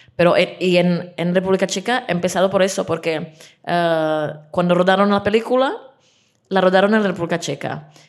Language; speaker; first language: Spanish; non-native, fluent; Czech